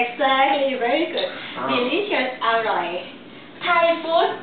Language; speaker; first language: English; non-native, learner; Thai